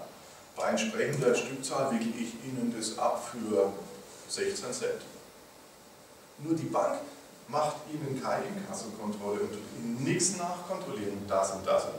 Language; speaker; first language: German; native; German